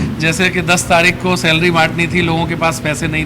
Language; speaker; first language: Hindi; native; Hindi